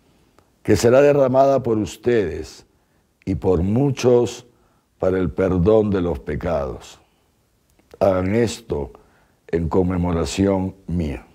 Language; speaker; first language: Spanish; native; Spanish